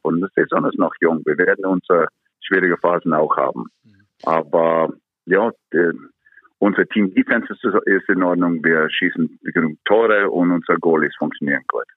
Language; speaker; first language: German; non-native, fluent; English